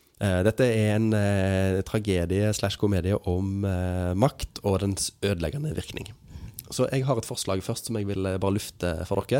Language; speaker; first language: Norwegian; native; Norwegian